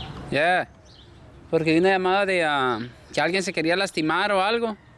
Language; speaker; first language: Spanish; native; Spanish